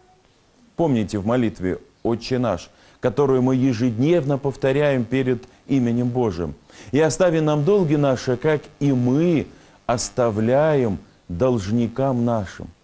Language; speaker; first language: Russian; native; Russian